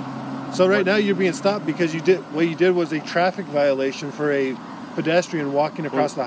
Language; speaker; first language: English; native; English